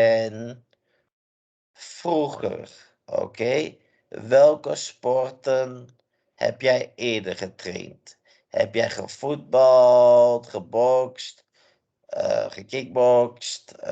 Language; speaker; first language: Dutch; non-native, fluent; English